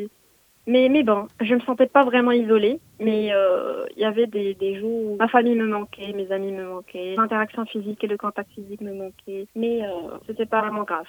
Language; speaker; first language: French; non-native, local second language; Arabic